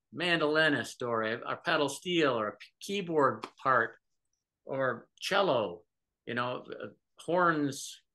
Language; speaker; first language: English; native; English